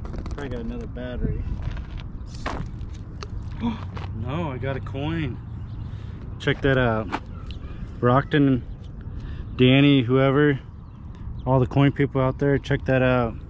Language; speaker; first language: English; native; English